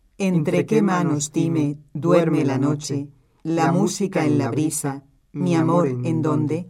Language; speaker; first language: Spanish; native; Spanish